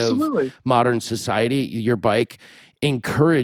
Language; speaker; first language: English; native; English